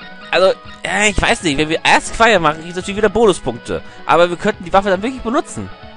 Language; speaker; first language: German; native; German